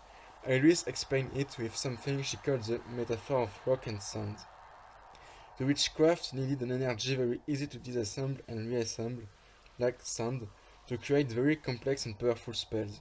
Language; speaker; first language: English; non-native, fluent; French